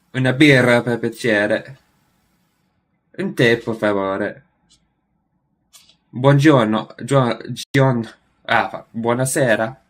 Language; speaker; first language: Italian; non-native, learner; English